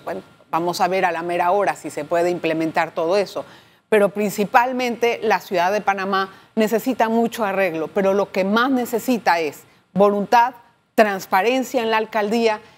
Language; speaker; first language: Spanish; native; Spanish